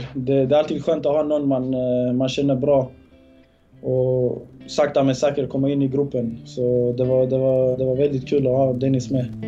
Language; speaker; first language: Swedish; early bilingual, other home language; Bosnian